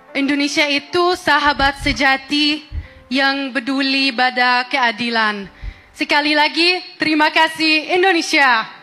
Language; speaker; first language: Indonesian; non-native, fluent; Arabic